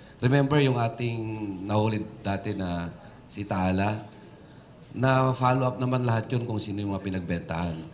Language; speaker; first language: Filipino; native; Filipino